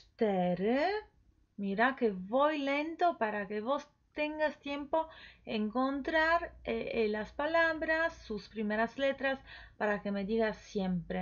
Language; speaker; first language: Spanish; non-native, fluent; Polish